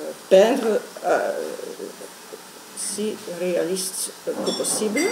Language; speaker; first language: French; non-native, local second language; Dutch